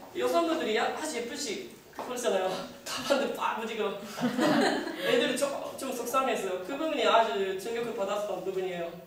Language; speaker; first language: Korean; non-native, fluent; Japanese